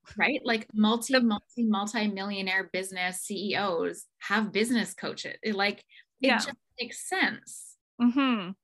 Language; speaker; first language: English; native; English